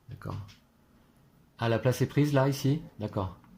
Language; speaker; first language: French; native; French